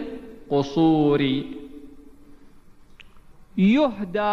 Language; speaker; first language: Arabic; native; Arabic